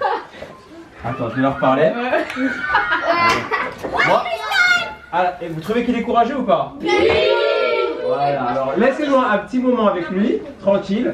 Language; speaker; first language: French; native; French